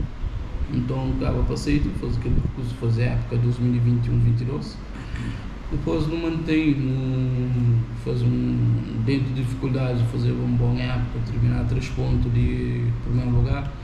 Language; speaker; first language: Portuguese; non-native, local second language; Kabuverdianu